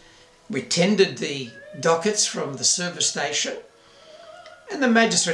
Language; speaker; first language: English; native; English